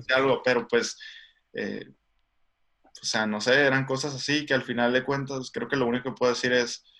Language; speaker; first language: Spanish; native; Spanish